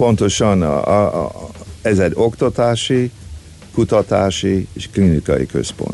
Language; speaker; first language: Hungarian; early bilingual, heritage; Hungarian